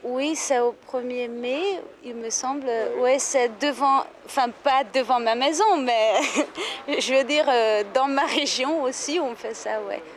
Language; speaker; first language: French; non-native, fluent; Hungarian